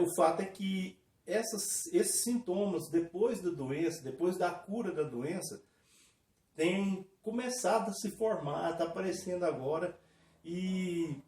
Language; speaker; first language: Portuguese; native; Portuguese